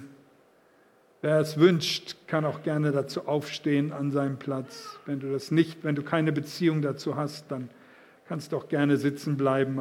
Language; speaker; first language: German; native; German